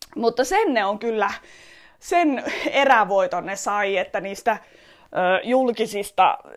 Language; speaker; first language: Finnish; early bilingual, other home language; Estonian